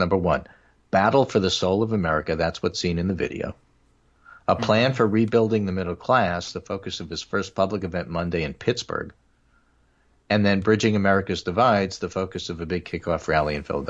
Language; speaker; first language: English; native; English